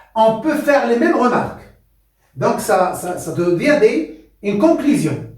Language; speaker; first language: French; non-native, local second language; Arabic